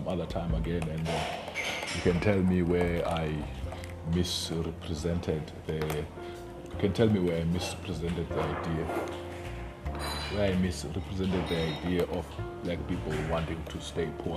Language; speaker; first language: English; non-native, local second language; Xhosa